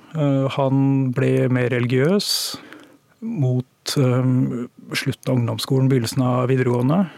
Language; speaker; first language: Norwegian; native; Norwegian